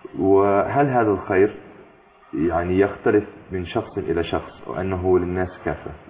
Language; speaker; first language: Arabic; non-native, fluent; English